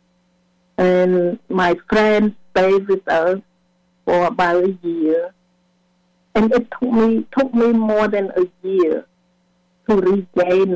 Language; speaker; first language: English; non-native, fluent; Khmer